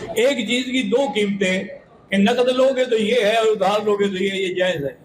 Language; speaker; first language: Urdu; native; Urdu